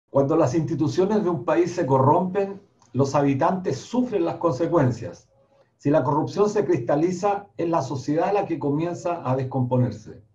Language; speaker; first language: Spanish; native; Spanish